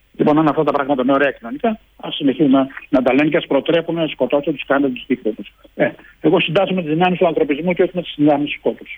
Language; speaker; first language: Greek; early bilingual, heritage; Greek